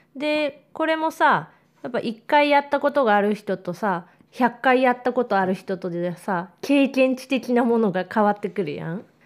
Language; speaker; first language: Japanese; native; Japanese